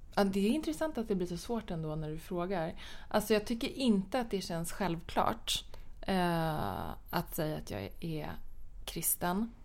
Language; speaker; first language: Swedish; native; Swedish